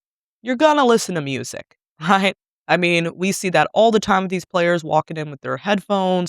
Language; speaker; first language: English; native; English